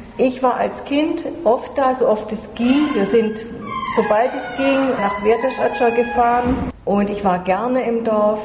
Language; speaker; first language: German; native; German